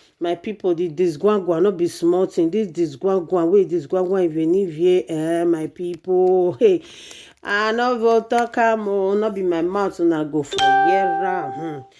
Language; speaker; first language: Nigerian Pidgin; native; Nigerian Pidgin